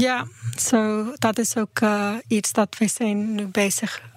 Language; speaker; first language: Dutch; non-native, learner; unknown